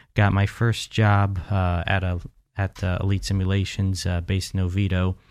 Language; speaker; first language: English; native; English